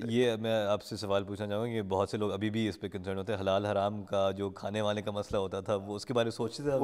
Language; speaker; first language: Urdu; native; Urdu